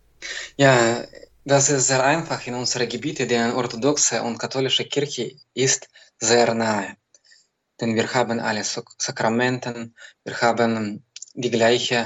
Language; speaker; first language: German; non-native, learner; Belarusian